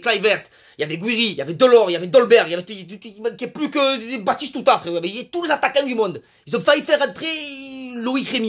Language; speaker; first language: French; native; French